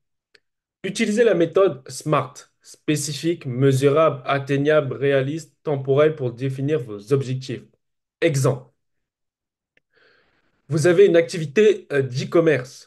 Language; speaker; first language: French; native; French